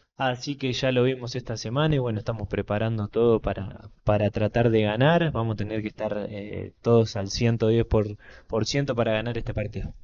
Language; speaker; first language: Spanish; native; Spanish